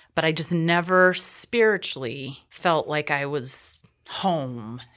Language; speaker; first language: English; native; English